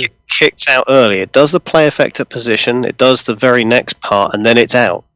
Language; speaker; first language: English; native; English